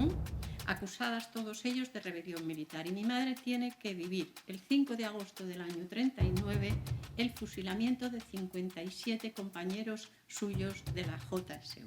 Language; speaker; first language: Spanish; native; Spanish